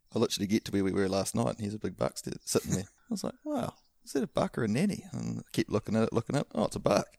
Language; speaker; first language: English; native; English